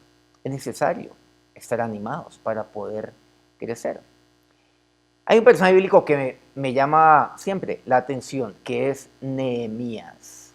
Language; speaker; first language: Spanish; native; Spanish